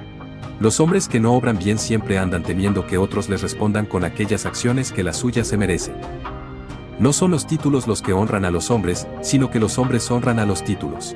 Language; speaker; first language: Spanish; native; Spanish